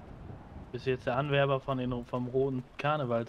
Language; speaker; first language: German; native; German